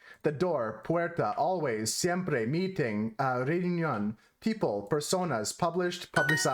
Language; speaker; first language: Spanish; non-native, learner; English